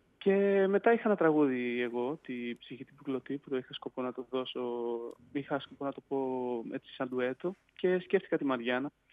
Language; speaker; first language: Greek; native; Greek